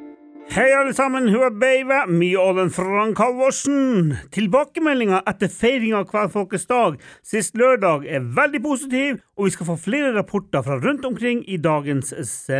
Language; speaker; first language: Norwegian; native; Norwegian